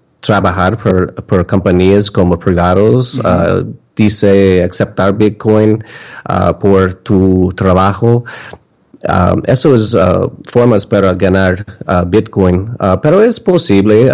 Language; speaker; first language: Spanish; non-native, learner; English